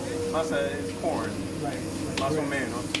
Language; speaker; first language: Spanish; non-native, learner; English